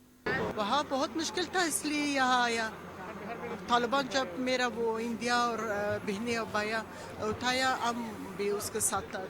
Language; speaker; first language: Hindi; non-native, learner; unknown